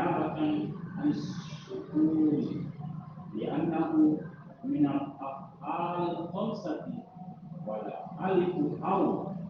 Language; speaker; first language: Arabic; non-native, learner; Indonesian